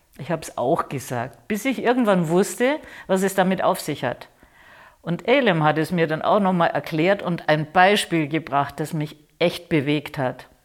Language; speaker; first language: German; native; German